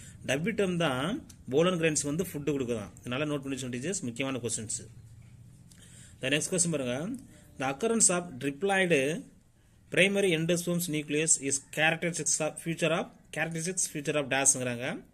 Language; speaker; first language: English; non-native, local second language; Tamil